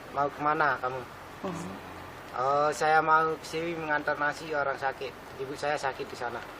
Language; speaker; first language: Indonesian; non-native, local second language; Sasak